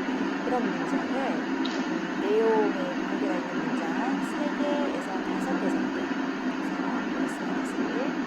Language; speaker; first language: Korean; native; Korean